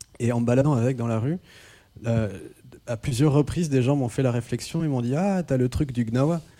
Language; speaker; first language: French; non-native, local second language; Arabic